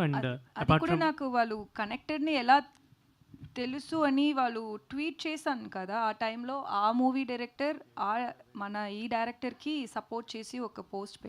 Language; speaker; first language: Telugu; non-native, learner; Tamil